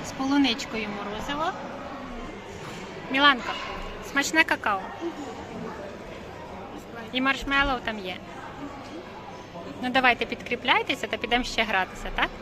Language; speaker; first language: Ukrainian; native; Ukrainian